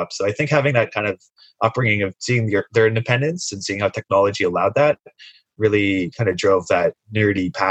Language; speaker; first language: English; native; English